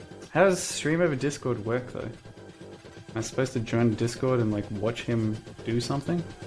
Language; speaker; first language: English; early bilingual, other home language; Russian